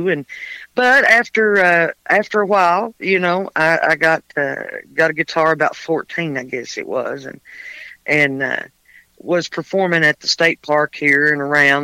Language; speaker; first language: English; native; English